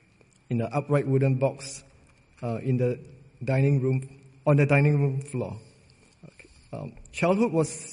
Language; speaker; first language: English; non-native, local second language; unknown